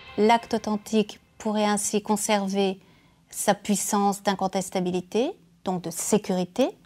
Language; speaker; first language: French; native; French